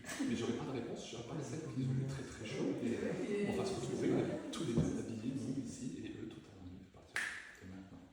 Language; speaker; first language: French; native; French